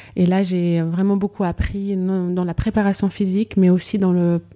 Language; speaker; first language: French; non-native, local second language; Arabic